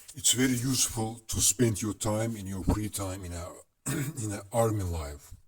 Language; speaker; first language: English; non-native, learner; Azerbaijani